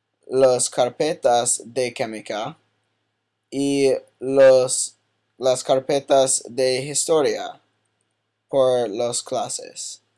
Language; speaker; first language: Spanish; non-native, learner; English